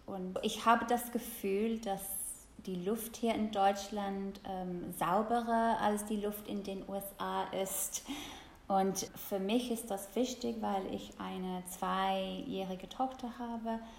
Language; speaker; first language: German; non-native, fluent; English